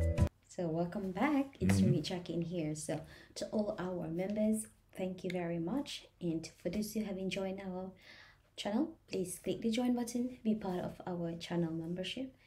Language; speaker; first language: English; non-native, local second language; Filipino